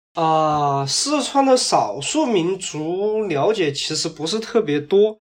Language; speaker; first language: Chinese; native; Chinese